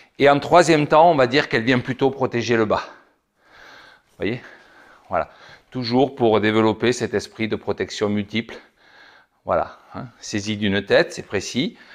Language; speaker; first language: French; native; French